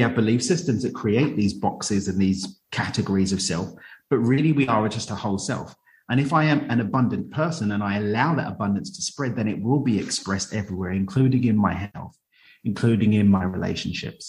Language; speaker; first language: English; native; English